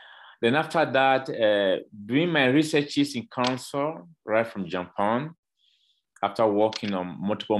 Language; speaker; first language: English; non-native, local second language; Bini